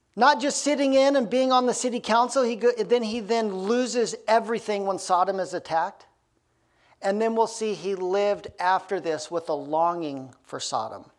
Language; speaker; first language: English; native; English